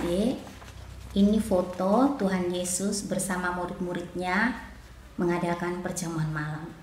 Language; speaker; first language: Indonesian; native; Indonesian